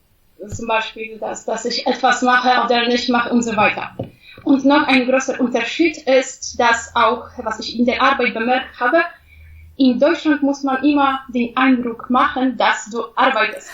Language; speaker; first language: German; non-native, fluent; Polish